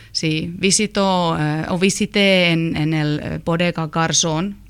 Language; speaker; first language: Spanish; non-native, learner; Finnish